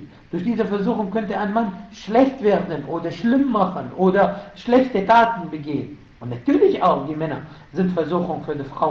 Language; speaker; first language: German; non-native, fluent; Arabic